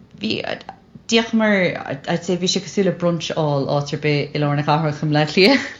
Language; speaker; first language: Irish; non-native, local second language; English